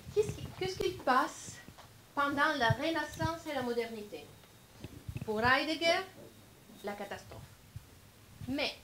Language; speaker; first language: French; non-native, fluent; Italian